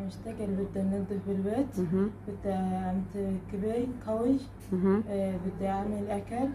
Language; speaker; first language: Arabic; non-native, learner; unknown